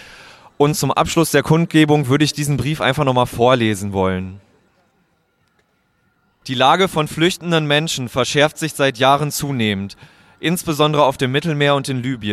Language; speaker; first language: German; native; German